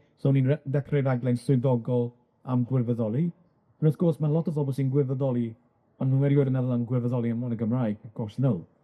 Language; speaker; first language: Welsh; non-native, local second language; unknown